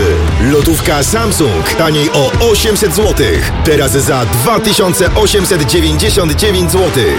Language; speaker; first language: Polish; native; Polish